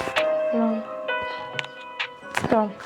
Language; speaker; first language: French; native; French